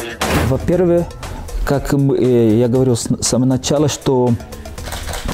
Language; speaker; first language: Russian; non-native, fluent; Portuguese